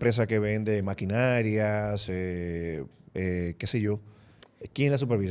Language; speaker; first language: Spanish; native; Spanish